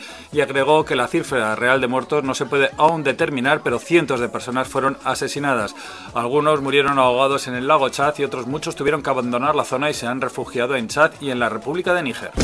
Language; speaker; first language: Spanish; native; Spanish